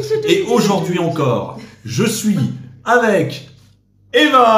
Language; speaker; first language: French; native; French